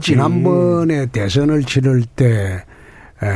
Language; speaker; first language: Korean; native; Korean